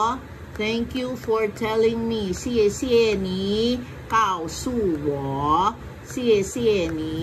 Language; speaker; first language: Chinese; non-native, fluent; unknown